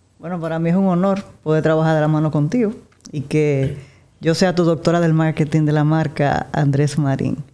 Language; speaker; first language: Spanish; native; Spanish